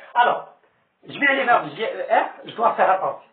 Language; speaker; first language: French; non-native, local second language; Arabic